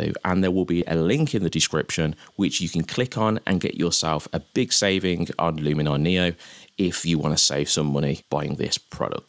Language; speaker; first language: English; native; English